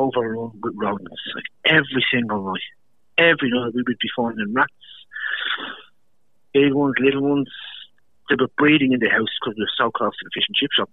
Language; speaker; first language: English; native; English